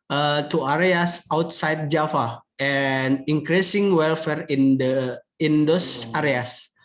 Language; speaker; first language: English; non-native, learner; Indonesian